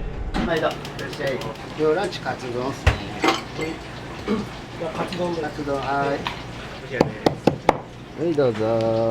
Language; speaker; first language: Japanese; native; Japanese